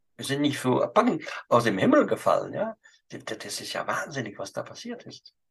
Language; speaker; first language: German; non-native, fluent; French